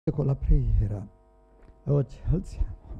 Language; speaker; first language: Italian; native; Italian